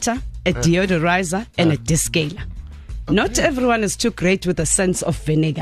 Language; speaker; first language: English; non-native, local second language; Zulu